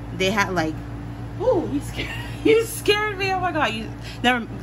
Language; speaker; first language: English; native; English